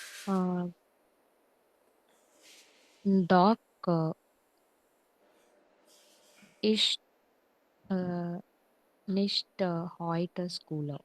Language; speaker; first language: German; non-native, learner; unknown